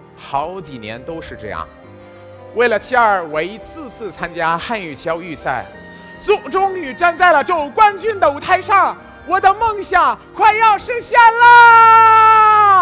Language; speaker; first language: Chinese; non-native, fluent; Arabic